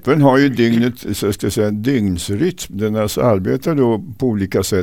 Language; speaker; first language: Swedish; native; Swedish